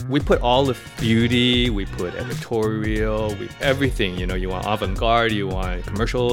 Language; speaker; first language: English; early bilingual, other home language; Chinese